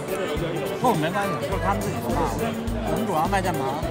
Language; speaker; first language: Chinese; native; Chinese